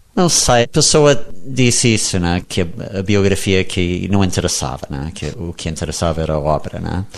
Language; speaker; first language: Portuguese; non-native, fluent; English